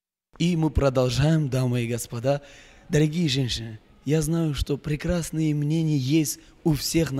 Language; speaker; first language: Russian; non-native, local second language; Uzbek